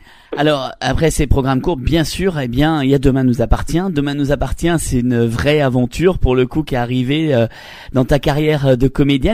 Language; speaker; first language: French; native; French